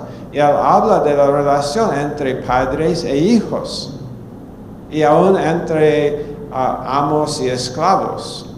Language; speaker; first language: Spanish; non-native, fluent; English